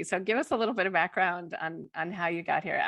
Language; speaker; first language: English; native; English